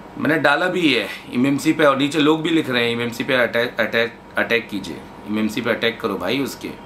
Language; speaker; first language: Hindi; native; Hindi